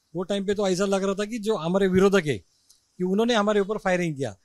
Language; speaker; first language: Hindi; non-native, local second language; Marathi